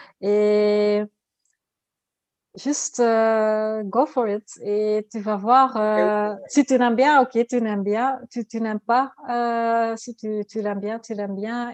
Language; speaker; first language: French; non-native, learner; Dutch